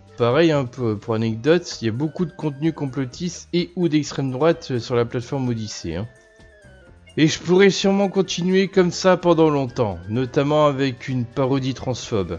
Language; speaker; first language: French; native; French